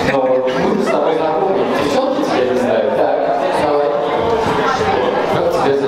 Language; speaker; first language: Russian; native; Russian